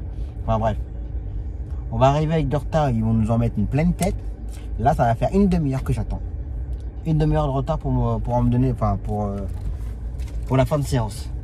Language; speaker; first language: French; native; French